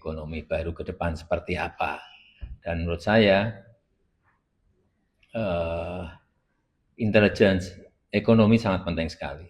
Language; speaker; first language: Indonesian; non-native, local second language; Javanese